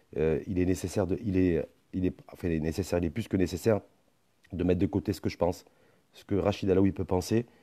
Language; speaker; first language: French; non-native, local second language; Arabic